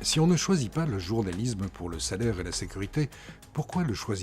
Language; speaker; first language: French; native; French